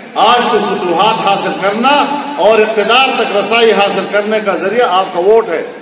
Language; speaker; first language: Urdu; non-native, local second language; Pashto